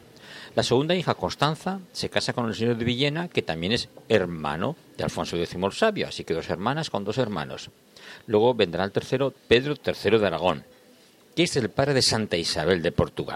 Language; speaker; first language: Spanish; native; Spanish